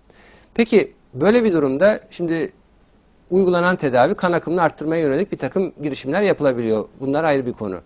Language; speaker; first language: Turkish; native; Turkish